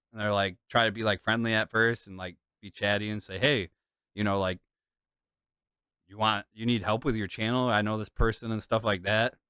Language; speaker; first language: English; native; English